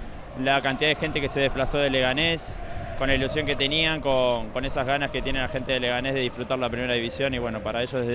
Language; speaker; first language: Spanish; native; Spanish